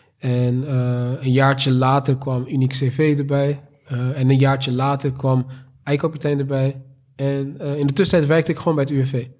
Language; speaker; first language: Dutch; native; Dutch